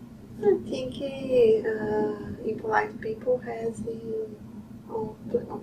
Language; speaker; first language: English; non-native, learner; Portuguese